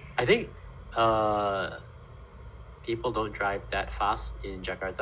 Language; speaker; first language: English; non-native, fluent; Indonesian